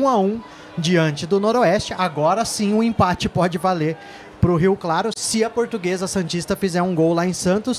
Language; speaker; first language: Portuguese; native; Portuguese